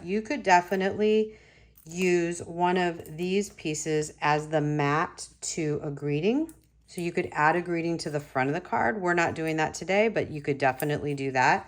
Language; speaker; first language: English; native; English